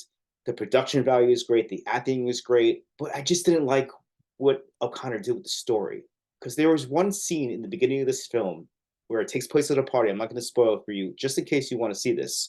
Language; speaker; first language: English; native; English